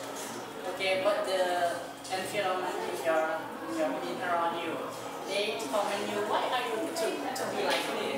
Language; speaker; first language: English; non-native, learner; Indonesian